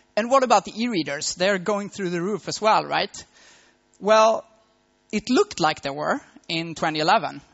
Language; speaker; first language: English; non-native, fluent; Swedish